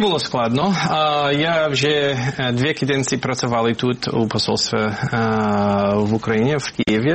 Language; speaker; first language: Ukrainian; non-native, fluent; English